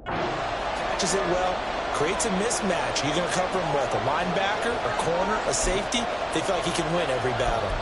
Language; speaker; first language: English; native; English